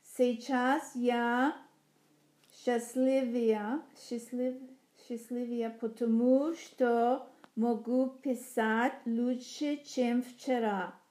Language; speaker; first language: Russian; non-native, learner; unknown